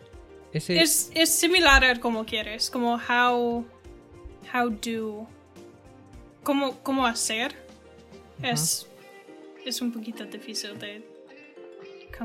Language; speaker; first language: Spanish; non-native, learner; English